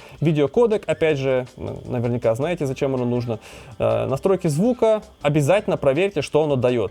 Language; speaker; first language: Russian; native; Russian